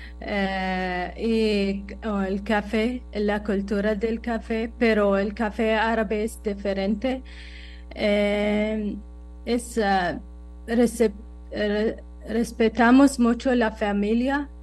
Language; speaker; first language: Spanish; non-native, learner; Arabic